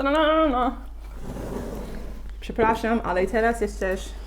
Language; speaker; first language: Polish; non-native, learner; English